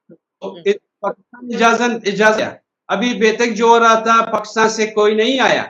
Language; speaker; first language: Hindi; non-native, fluent; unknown